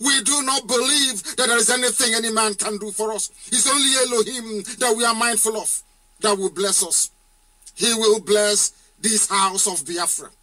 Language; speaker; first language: English; non-native, local second language; Igbo